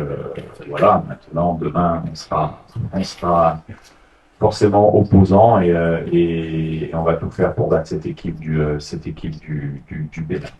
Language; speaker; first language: French; non-native, fluent; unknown